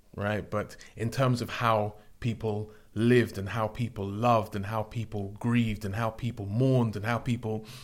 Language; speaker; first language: English; native; English